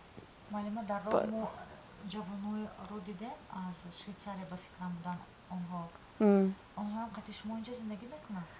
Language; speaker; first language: Persian; native; Persian